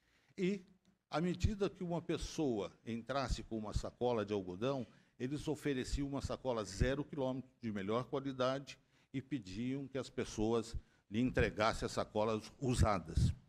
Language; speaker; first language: Portuguese; native; Portuguese